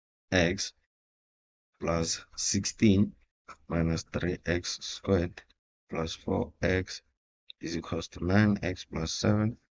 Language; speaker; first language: English; non-native, local second language; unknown